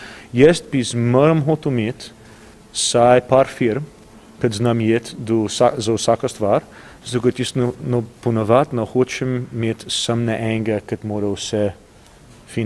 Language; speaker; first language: Slovenian; early bilingual, heritage; English